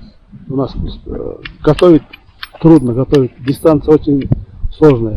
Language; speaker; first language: Russian; non-native, local second language; Kyrgyz